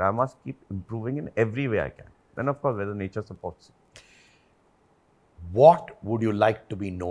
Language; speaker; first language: English; non-native, local second language; Hindi